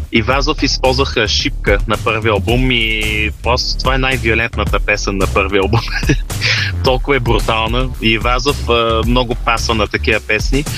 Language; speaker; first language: Bulgarian; early bilingual, heritage; Bulgarian